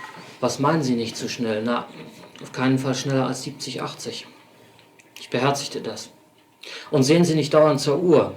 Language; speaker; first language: German; native; German